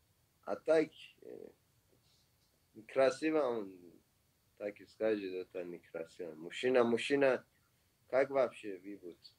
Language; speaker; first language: Russian; non-native, learner; Persian